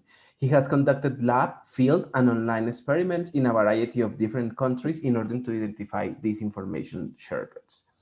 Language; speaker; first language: English; non-native, fluent; Spanish